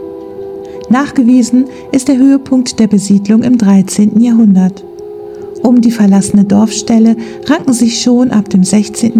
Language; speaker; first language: German; native; German